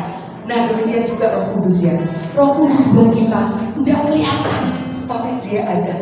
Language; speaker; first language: Indonesian; native; Indonesian